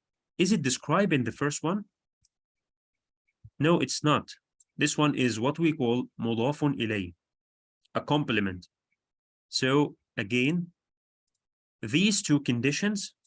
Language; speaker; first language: English; non-native, fluent; Arabic